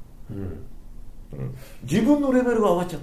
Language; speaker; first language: Japanese; native; Japanese